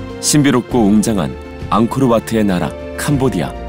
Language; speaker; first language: Korean; native; Korean